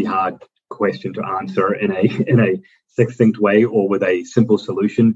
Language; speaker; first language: English; native; English